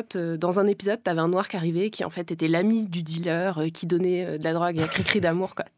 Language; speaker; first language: French; native; French